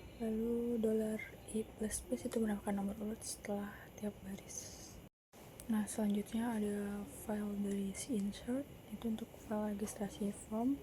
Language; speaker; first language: Indonesian; native; Indonesian